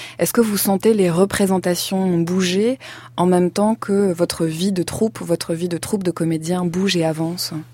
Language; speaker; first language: French; native; French